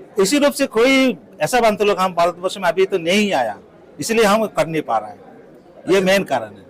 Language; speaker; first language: Hindi; non-native, fluent; Bangla